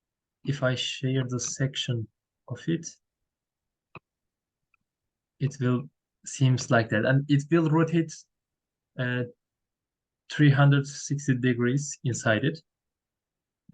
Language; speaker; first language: English; non-native, learner; Turkish